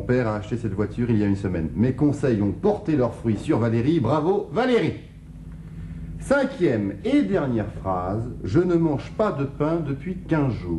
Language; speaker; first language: French; native; French